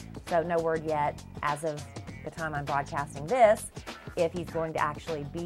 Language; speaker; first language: English; native; English